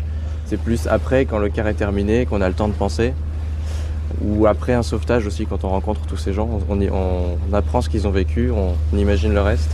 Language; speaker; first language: French; native; French